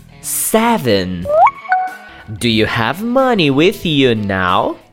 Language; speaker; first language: English; non-native, fluent; Portuguese